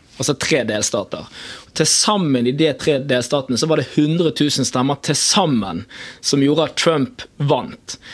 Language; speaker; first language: Norwegian; native; Norwegian